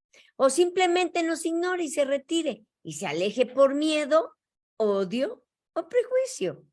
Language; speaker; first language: Spanish; native; Spanish